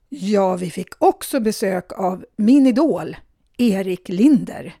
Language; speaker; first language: Swedish; native; Swedish